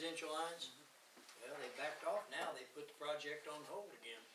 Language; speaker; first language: English; native; English